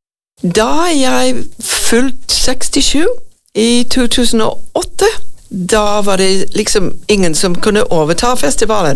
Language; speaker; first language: Norwegian; non-native, fluent; English